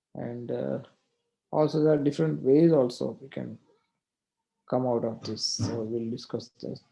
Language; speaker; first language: English; non-native, local second language; Hindi